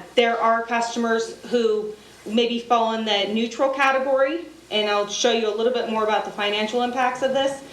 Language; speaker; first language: English; native; English